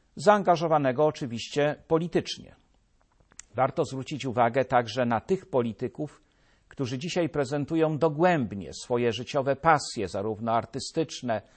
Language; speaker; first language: Polish; native; Polish